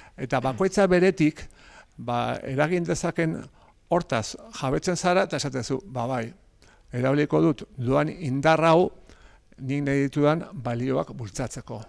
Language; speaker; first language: Basque; native; Basque